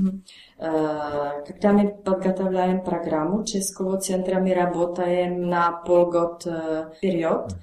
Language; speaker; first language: Russian; non-native, learner; Czech